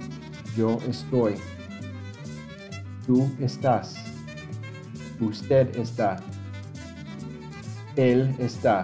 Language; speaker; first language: Spanish; non-native, fluent; English